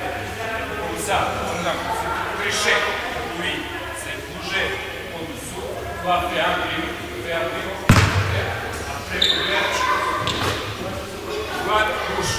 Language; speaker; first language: French; non-native, learner; Serbian